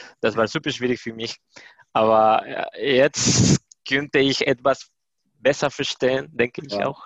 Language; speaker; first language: German; non-native, learner; Spanish